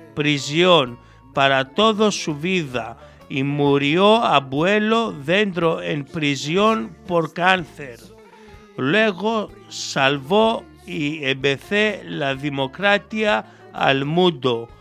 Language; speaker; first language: Spanish; non-native, learner; Greek